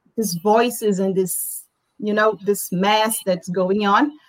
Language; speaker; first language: English; non-native, fluent; Portuguese